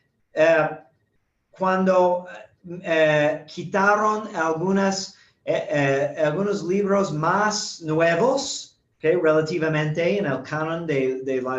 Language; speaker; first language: Spanish; non-native, fluent; English